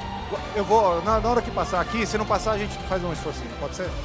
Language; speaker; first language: Portuguese; native; Portuguese